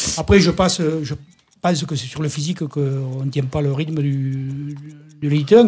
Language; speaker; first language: French; native; French